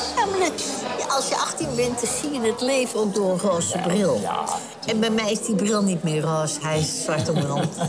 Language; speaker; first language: Dutch; native; Dutch